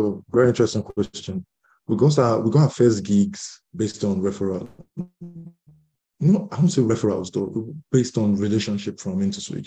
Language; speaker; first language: English; non-native, local second language; Yoruba